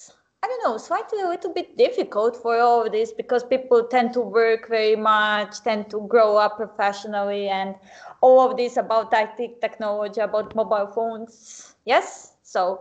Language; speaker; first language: English; non-native, fluent; Serbian